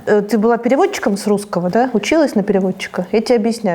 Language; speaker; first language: Russian; native; Russian